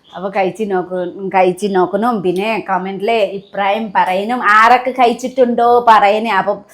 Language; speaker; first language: Malayalam; non-native, fluent; Nepali